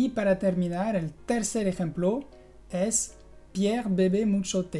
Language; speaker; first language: Spanish; non-native, fluent; French